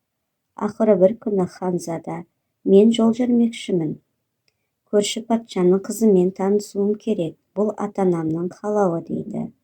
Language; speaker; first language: Kazakh; native; Kazakh